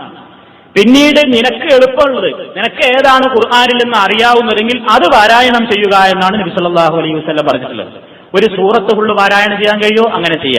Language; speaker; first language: Malayalam; native; Malayalam